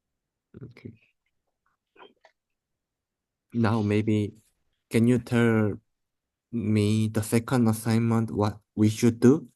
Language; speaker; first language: English; non-native, learner; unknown